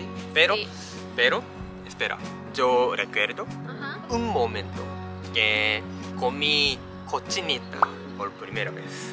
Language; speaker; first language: Spanish; non-native, learner; Japanese